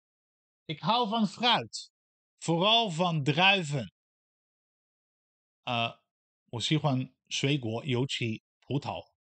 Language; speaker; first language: Chinese; non-native, fluent; Dutch